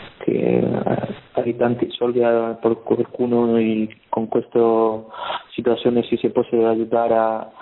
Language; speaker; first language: Italian; non-native, learner; Spanish